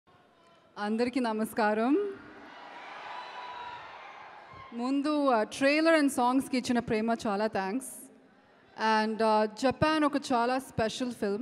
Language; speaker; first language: Telugu; non-native, fluent; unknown